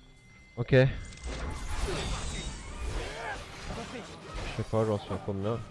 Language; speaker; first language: French; native; French